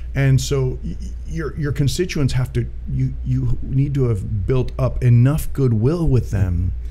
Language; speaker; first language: English; native; English